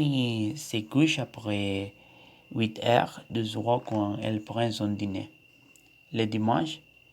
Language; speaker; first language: French; non-native, learner; Spanish